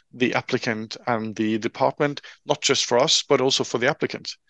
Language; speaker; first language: English; non-native, fluent; Norwegian